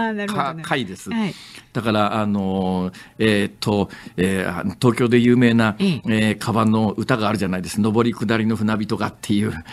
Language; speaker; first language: Japanese; native; Japanese